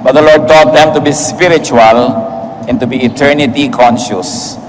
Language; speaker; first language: English; non-native, local second language; Filipino